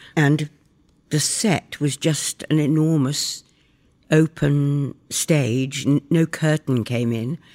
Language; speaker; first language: English; native; English